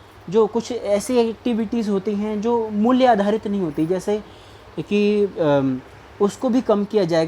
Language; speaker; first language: Hindi; native; Hindi